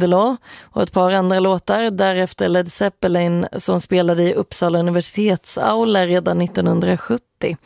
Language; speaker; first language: Swedish; native; Swedish